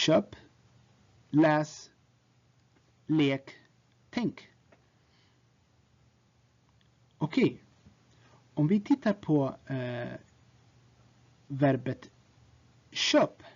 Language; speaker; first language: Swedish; non-native, fluent; Tigrinya